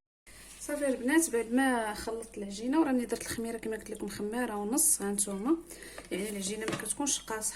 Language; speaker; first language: Arabic; native; Arabic